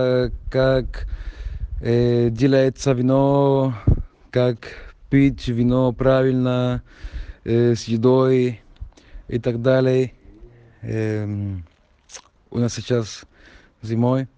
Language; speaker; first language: Russian; non-native, learner; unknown